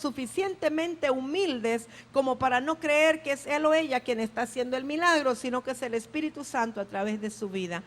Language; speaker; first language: Spanish; native; Spanish